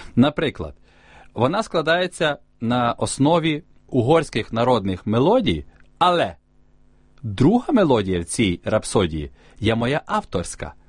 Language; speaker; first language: Ukrainian; native; Ukrainian